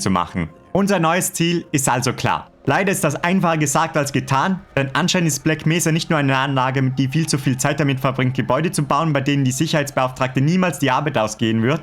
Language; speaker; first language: German; native; German